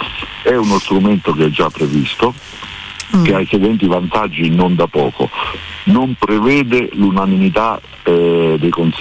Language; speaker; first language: Italian; native; Italian